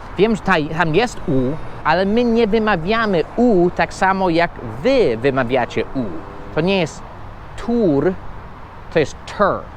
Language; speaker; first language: Polish; non-native, fluent; English